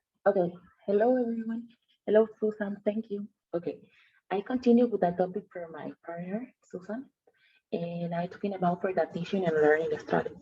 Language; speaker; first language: English; non-native, learner; Spanish